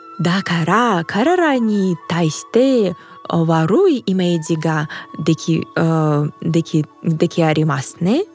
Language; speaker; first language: Japanese; non-native, fluent; Russian